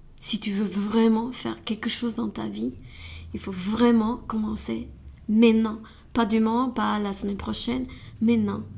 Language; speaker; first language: French; non-native, learner; Romanian